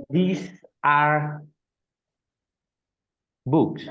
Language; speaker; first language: English; non-native, learner; Indonesian